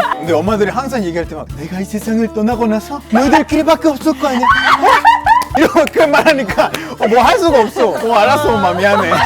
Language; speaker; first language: Korean; non-native, fluent; Spanish